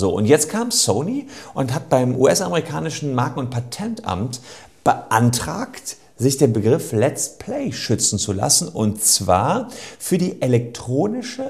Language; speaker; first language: German; native; German